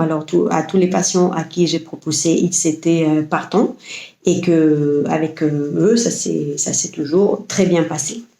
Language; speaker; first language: French; non-native, fluent; Spanish